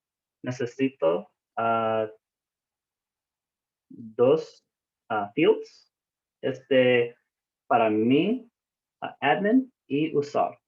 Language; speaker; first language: Spanish; non-native, learner; English